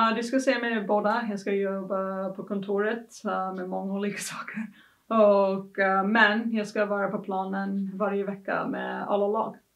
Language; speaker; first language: Swedish; non-native, fluent; English